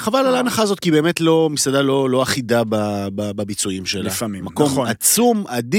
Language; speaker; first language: Hebrew; native; Hebrew